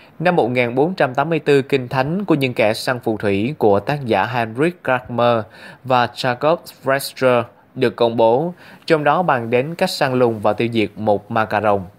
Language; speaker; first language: Vietnamese; native; Vietnamese